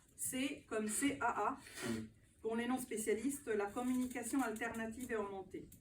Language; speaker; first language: French; non-native, fluent; Italian